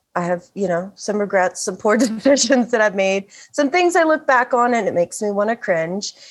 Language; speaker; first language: English; native; English